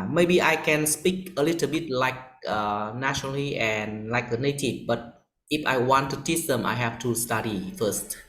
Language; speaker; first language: English; non-native, learner; Vietnamese